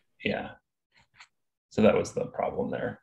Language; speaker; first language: English; native; English